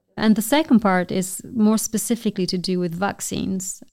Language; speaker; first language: English; non-native, fluent; Albanian